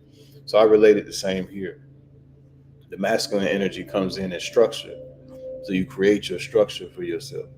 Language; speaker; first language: English; native; English